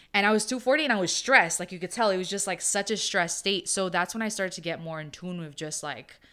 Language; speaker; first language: English; early bilingual, other home language; Spanish